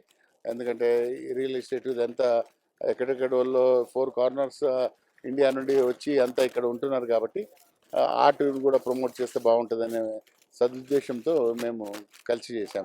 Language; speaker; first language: Telugu; native; Telugu